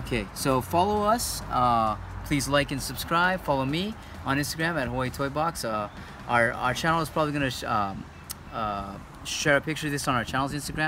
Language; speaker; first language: English; native; English